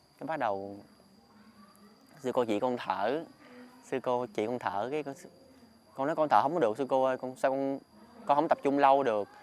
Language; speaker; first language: Vietnamese; native; Vietnamese